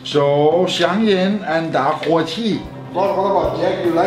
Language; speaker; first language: English; non-native, learner; Danish